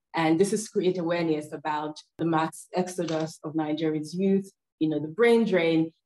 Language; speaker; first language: English; non-native, local second language; Yoruba